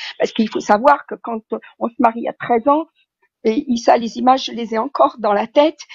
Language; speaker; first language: French; early bilingual, other home language; Riffian